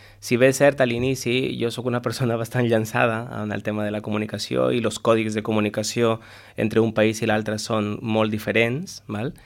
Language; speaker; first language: Catalan; non-native, fluent; Spanish